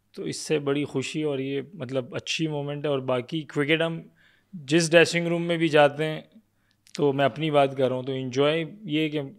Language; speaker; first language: Urdu; non-native, local second language; Pashto